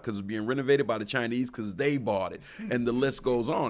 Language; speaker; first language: English; native; English